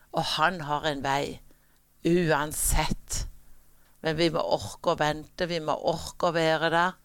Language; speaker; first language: Norwegian; native; Norwegian